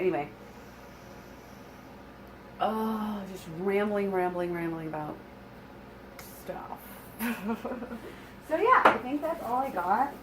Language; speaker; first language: English; native; English